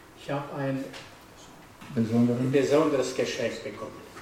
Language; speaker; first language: German; non-native, learner; Romanian